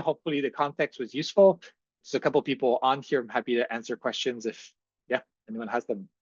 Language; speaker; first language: English; native; English